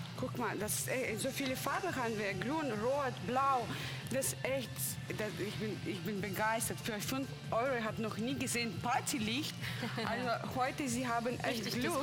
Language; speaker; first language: German; non-native, fluent; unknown